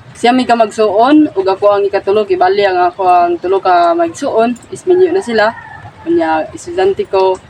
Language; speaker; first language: Cebuano; non-native, local second language; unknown